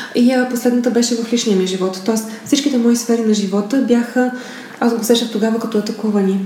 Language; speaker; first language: Bulgarian; native; Bulgarian